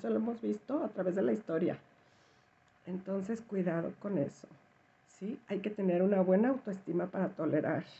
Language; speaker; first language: Spanish; native; Spanish